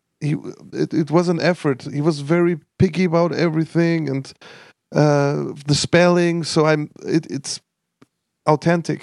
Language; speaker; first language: English; non-native, fluent; Armenian